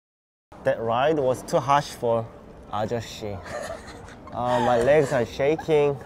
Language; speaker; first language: English; non-native, fluent; Korean